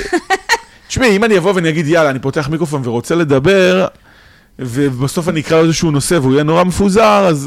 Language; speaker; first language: Hebrew; native; Hebrew